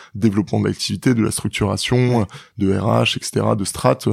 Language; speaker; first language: French; native; French